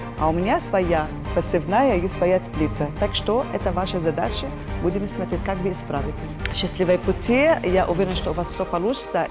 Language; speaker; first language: Russian; non-native, fluent; Arabic